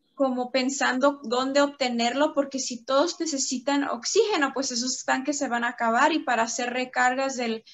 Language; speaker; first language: Spanish; early bilingual, heritage; Spanish